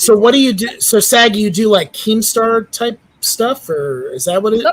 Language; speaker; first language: English; native; English